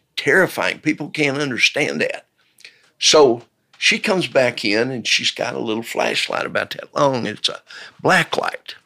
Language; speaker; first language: English; native; English